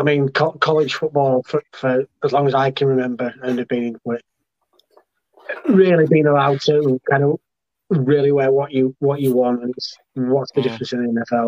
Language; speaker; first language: English; native; English